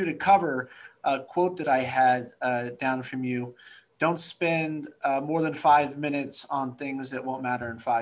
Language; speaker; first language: English; native; English